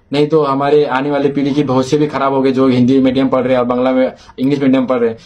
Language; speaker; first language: Hindi; non-native, local second language; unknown